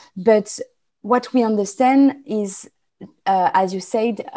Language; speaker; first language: English; non-native, fluent; French